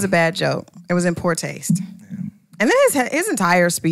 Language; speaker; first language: English; native; English